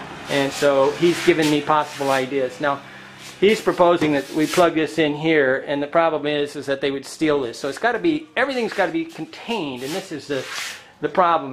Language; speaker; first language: English; native; English